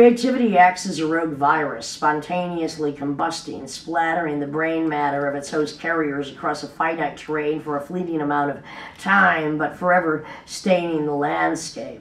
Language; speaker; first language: English; native; English